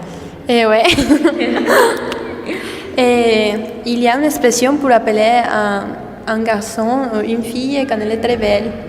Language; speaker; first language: French; non-native, learner; Spanish